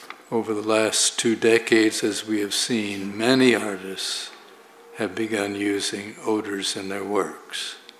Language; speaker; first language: English; native; English